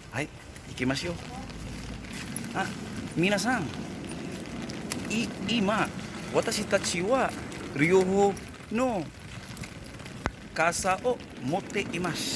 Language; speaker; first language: Japanese; non-native, learner; Cebuano